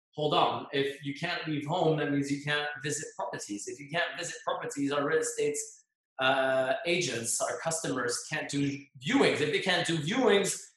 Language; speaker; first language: English; non-native, fluent; French